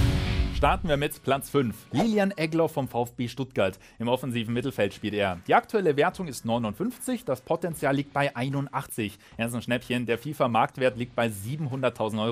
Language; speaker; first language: German; native; German